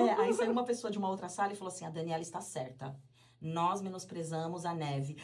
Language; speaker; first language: Portuguese; native; Portuguese